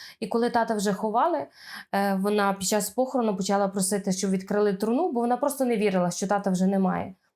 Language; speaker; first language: Ukrainian; native; Ukrainian